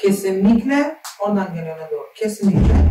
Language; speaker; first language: Turkish; native; Turkish